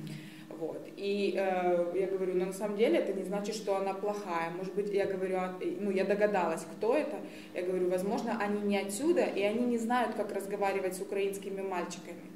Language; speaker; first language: Russian; native; Russian